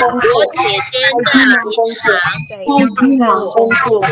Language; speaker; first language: Chinese; non-native, fluent; Filipino